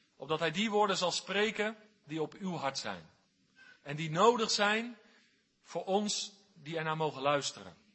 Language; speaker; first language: Dutch; native; Dutch